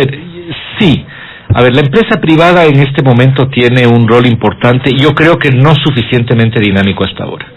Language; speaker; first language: Spanish; native; Spanish